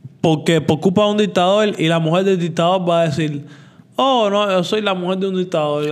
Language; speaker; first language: Spanish; native; Spanish